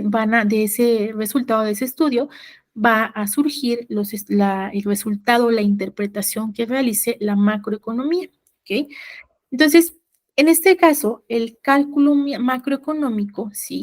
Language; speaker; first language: Spanish; native; Spanish